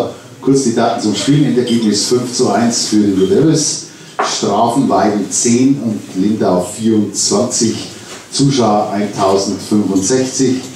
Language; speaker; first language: German; native; German